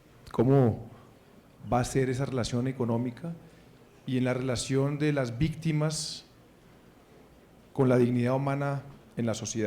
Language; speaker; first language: Spanish; native; Spanish